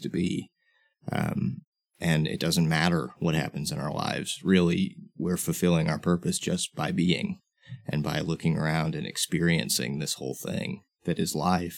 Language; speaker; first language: English; native; English